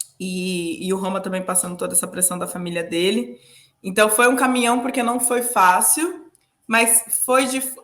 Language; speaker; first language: Portuguese; native; Portuguese